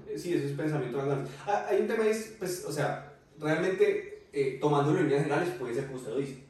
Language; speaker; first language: Spanish; native; Spanish